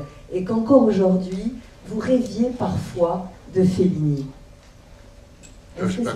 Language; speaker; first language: French; native; French